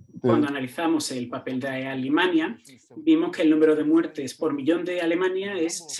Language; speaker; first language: Spanish; non-native, fluent; Turkish